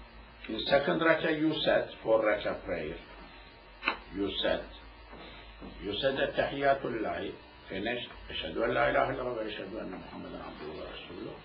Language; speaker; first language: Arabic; non-native, fluent; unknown